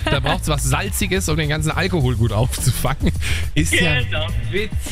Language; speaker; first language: German; native; German